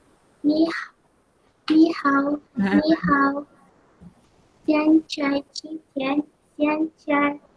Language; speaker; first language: Chinese; non-native, learner; Malay